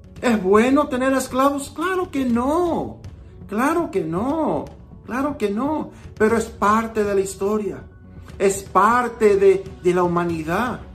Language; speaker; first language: Spanish; early bilingual, heritage; Spanish